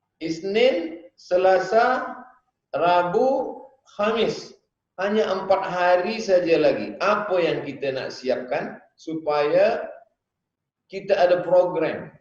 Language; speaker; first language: Malay; native; Malay